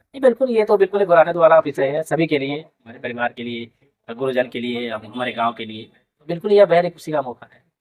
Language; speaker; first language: Hindi; non-native, local second language; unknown